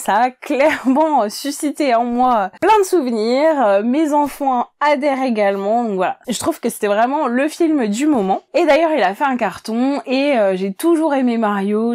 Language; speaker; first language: French; native; French